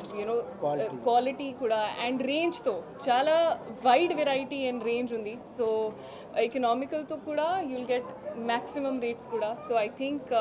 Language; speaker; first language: Telugu; non-native, learner; Hindi